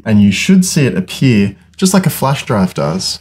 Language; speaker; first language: English; native; English